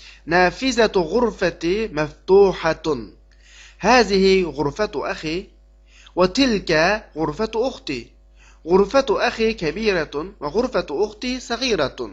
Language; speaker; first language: Arabic; non-native, fluent; Uyghur